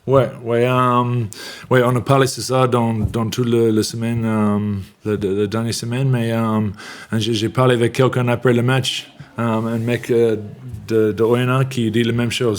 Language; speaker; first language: French; non-native, learner; English